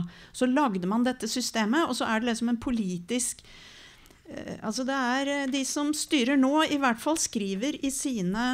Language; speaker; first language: Norwegian; native; Norwegian